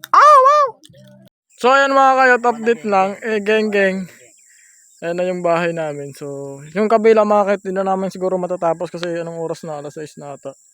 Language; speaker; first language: Filipino; non-native, local second language; Masbatenyo